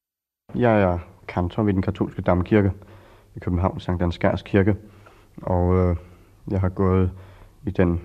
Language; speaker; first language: Danish; early bilingual, other home language; Polish